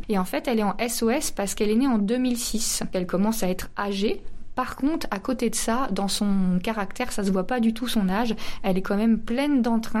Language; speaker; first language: French; native; French